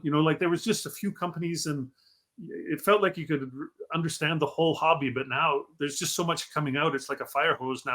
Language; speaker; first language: English; native; English